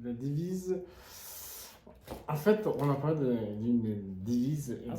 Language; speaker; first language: French; non-native, fluent; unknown